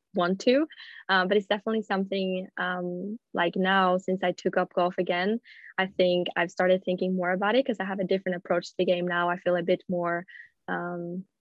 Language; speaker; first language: English; non-native, fluent; Swedish